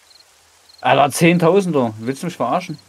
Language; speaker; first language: German; native; German